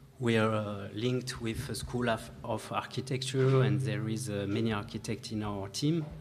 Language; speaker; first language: English; non-native, learner; French